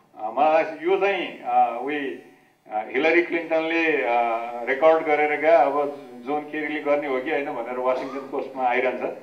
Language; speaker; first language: Nepali; native; Nepali